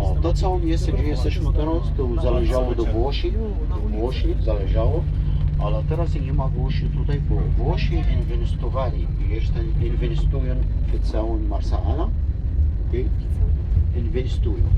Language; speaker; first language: Polish; non-native, learner; Arabic